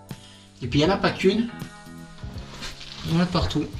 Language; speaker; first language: French; native; French